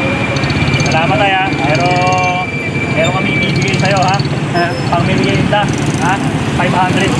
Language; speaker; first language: Filipino; native; Filipino